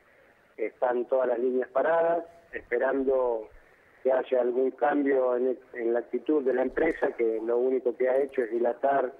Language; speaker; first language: Spanish; native; Spanish